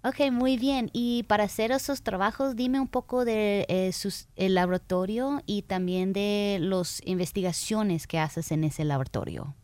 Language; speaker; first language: Spanish; early bilingual, heritage; Spanish